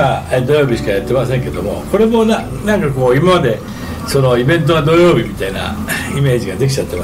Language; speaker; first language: Japanese; native; Japanese